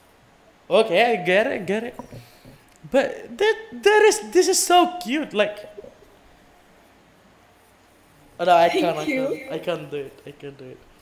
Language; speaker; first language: English; non-native, learner; Indonesian